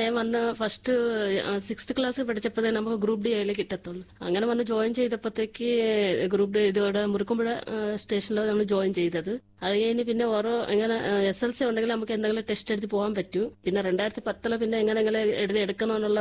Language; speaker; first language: Malayalam; non-native, local second language; Telugu